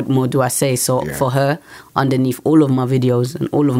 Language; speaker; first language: English; native; English